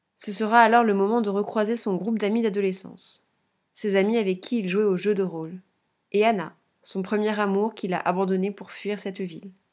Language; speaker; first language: French; native; French